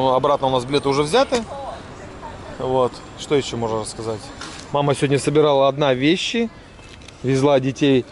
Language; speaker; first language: Russian; native; Russian